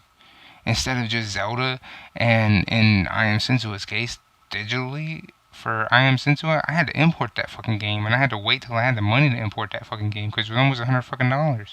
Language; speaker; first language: English; native; English